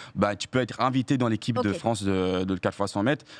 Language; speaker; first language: French; early bilingual, heritage; English